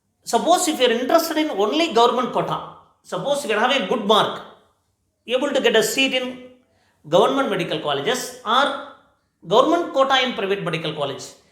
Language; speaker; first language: English; non-native, local second language; Tamil